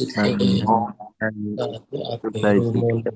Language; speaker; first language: Japanese; non-native, learner; Indonesian